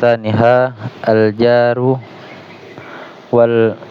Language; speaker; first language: Arabic; non-native, learner; Indonesian